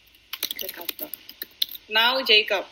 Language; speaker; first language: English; non-native, fluent; Indonesian